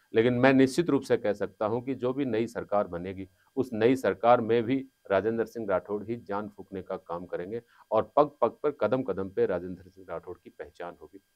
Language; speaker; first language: Hindi; native; Hindi